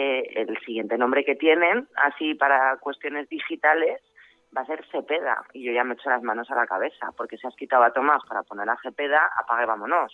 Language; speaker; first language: Spanish; native; Spanish